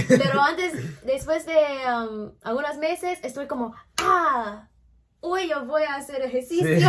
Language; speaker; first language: Spanish; non-native, learner; English